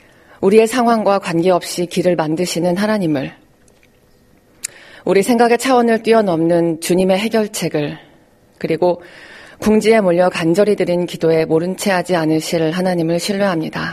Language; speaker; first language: Korean; native; Korean